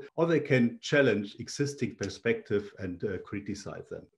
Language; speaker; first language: English; non-native, fluent; German